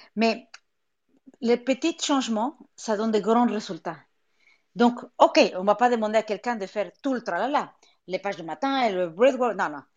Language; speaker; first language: French; non-native, fluent; Spanish